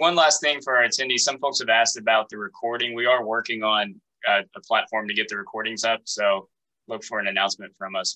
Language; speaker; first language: English; native; English